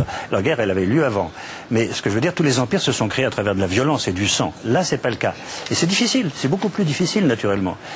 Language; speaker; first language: French; native; French